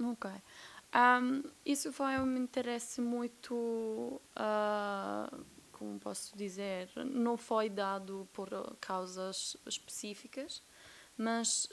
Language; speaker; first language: Portuguese; non-native, fluent; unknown